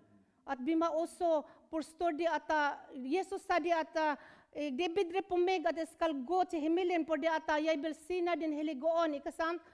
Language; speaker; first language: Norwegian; non-native, fluent; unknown